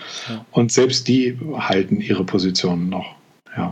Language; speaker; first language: German; native; German